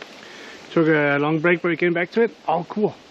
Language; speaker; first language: English; non-native, fluent; Danish